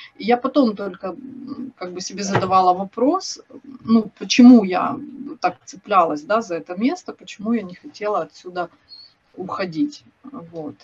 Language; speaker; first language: Russian; native; Russian